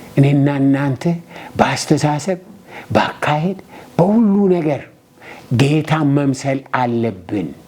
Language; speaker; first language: Amharic; non-native, local second language; Oromo